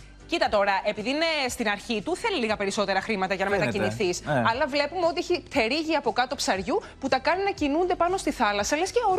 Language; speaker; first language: Greek; native; Greek